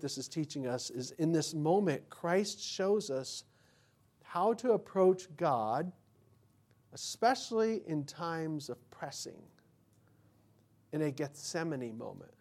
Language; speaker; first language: English; native; English